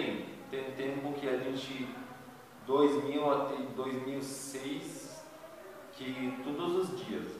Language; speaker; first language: Portuguese; non-native, learner; Arabic